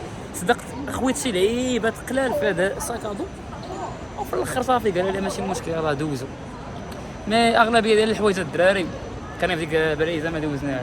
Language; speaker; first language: Arabic; native; Arabic